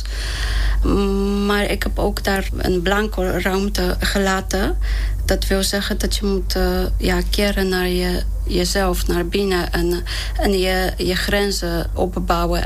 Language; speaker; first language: Dutch; non-native, fluent; Polish